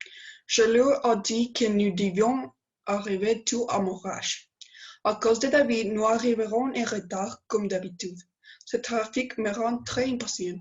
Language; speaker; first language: French; non-native, learner; Spanish